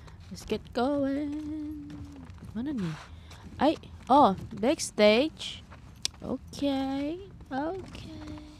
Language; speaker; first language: English; non-native, local second language; Chinese